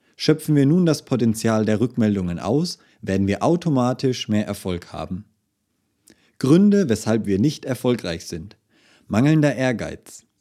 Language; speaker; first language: German; native; German